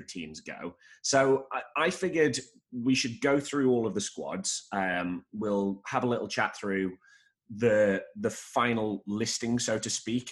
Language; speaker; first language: English; native; English